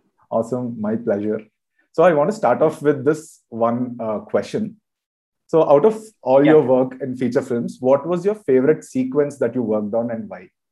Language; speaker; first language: English; non-native, local second language; Telugu